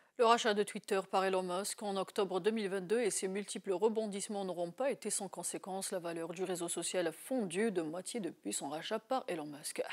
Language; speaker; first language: French; non-native, local second language; Arabic